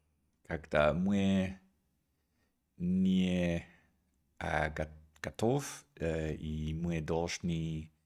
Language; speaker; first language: Russian; non-native, learner; English